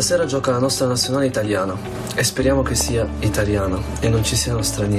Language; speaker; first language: Italian; early bilingual, other home language; Arabic